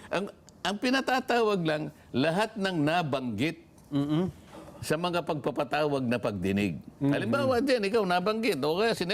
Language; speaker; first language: Filipino; native; Filipino